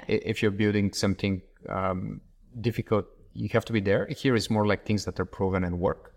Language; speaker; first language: English; non-native, fluent; Bulgarian